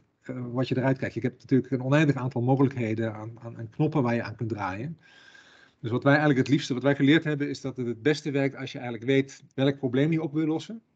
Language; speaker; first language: Dutch; native; Dutch